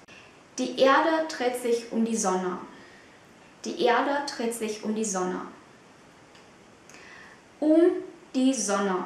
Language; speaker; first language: German; non-native, fluent; Vietnamese